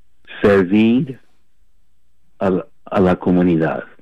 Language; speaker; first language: Spanish; early bilingual, heritage; Spanish